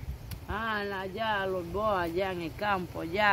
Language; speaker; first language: Spanish; early bilingual, other home language; Haitian Creole